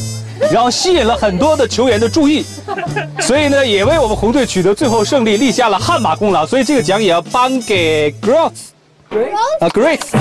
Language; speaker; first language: Chinese; native; Chinese